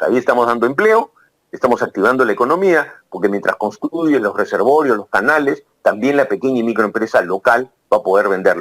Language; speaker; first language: Spanish; native; Spanish